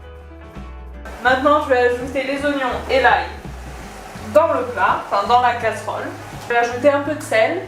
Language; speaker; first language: French; native; French